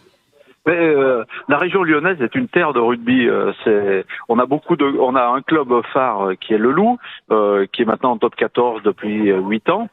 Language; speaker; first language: French; native; French